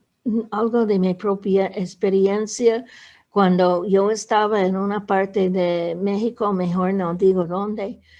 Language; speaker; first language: Spanish; non-native, fluent; English